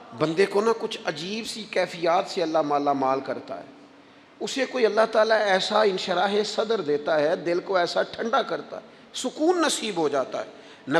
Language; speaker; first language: Urdu; non-native, local second language; Punjabi